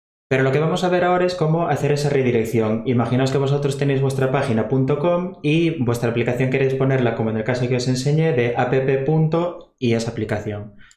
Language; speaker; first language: Spanish; native; Spanish